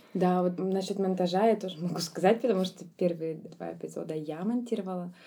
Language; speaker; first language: Russian; early bilingual, heritage; Russian